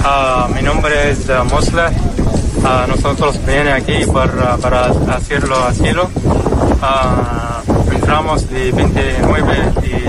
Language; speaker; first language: Spanish; non-native, learner; Arabic